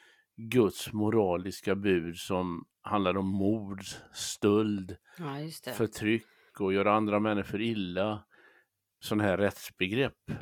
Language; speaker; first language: Swedish; native; Swedish